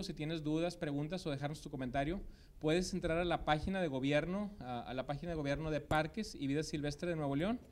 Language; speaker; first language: Spanish; native; Spanish